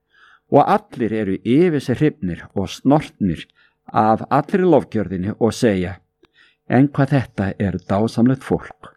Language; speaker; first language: Icelandic; native; Icelandic